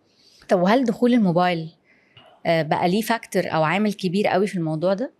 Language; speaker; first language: Arabic; native; Arabic